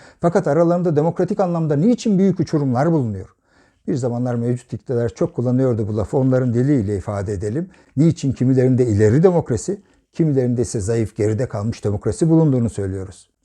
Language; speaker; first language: Turkish; native; Turkish